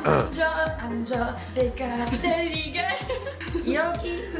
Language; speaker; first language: Korean; early bilingual, heritage; English